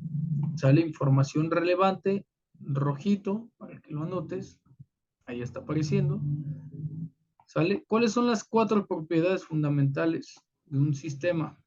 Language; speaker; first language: Spanish; native; Spanish